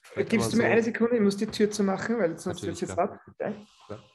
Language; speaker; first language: German; native; German